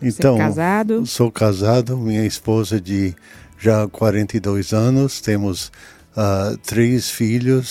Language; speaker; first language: Portuguese; early bilingual, other home language; English